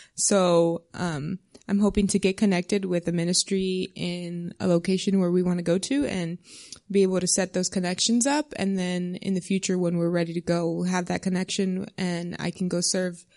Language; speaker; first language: English; native; English